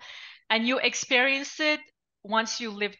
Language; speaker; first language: English; non-native, fluent; Turkish